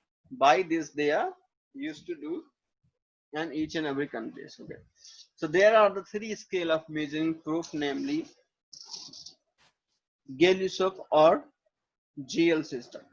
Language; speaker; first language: English; non-native, local second language; Hindi